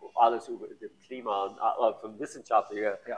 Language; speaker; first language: German; non-native, learner; English